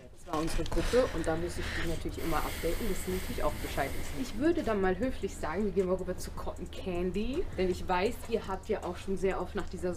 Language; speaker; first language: German; native; German